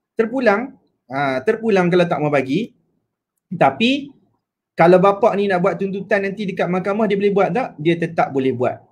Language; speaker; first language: Malay; native; Malay